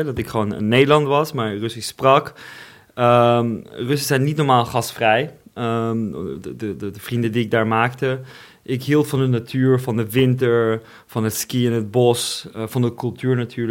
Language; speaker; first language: Dutch; non-native, fluent; Russian